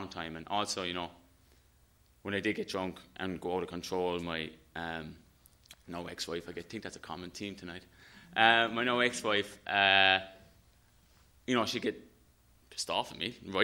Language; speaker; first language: English; native; English